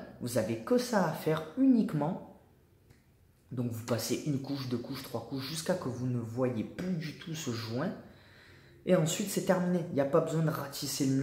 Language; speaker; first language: French; native; French